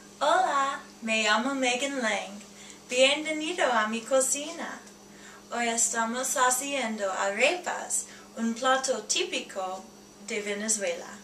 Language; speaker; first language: Spanish; non-native, learner; English